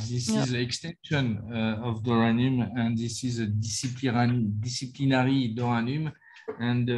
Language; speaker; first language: English; non-native, learner; French